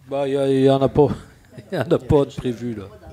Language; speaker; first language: French; native; French